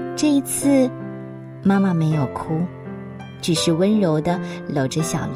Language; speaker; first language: Chinese; native; Chinese